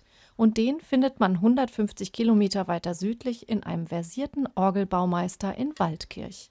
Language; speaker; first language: German; native; German